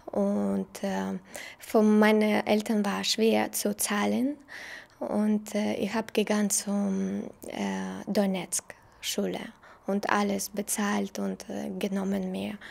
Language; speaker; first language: German; non-native, learner; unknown